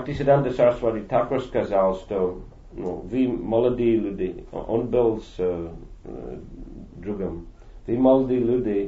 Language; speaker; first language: Russian; non-native, fluent; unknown